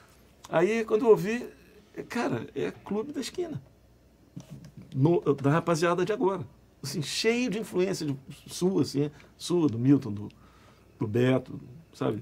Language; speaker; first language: Portuguese; native; Portuguese